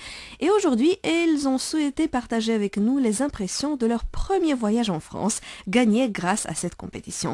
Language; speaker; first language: French; non-native, fluent; Romanian